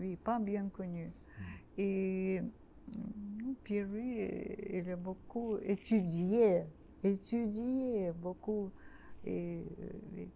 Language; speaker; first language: French; non-native, learner; Russian